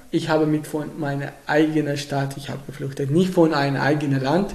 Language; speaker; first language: German; non-native, learner; Arabic